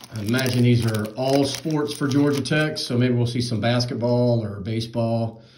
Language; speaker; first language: English; native; English